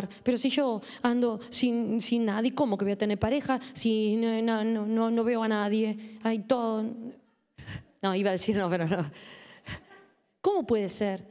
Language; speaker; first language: Spanish; native; Spanish